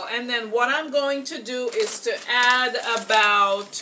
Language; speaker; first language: English; native; English